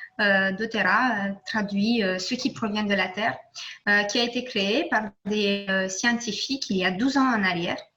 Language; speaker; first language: French; non-native, fluent; Romanian